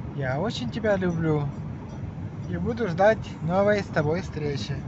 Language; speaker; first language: Ukrainian; non-native, local second language; Russian